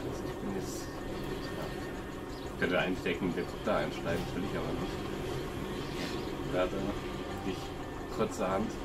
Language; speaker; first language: German; native; German